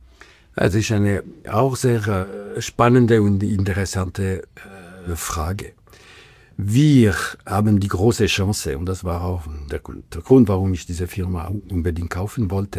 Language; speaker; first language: German; non-native, local second language; French